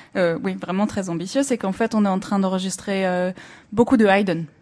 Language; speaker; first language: French; native; French